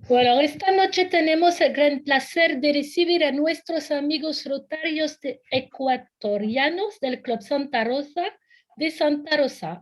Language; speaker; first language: Spanish; non-native, fluent; French